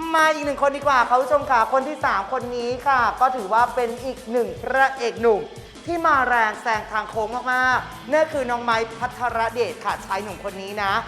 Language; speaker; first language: Thai; native; Thai